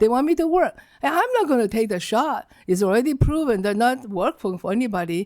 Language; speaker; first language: English; non-native, learner; Chinese